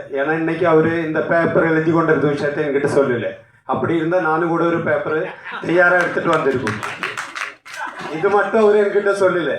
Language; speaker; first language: Tamil; non-native, learner; Malayalam